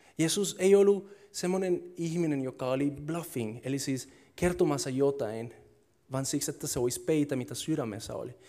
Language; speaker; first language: Finnish; non-native, fluent; Spanish